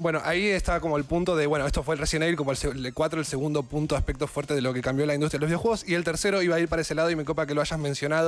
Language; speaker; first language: Spanish; native; Spanish